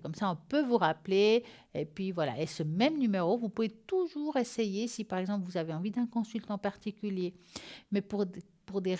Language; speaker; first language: French; native; French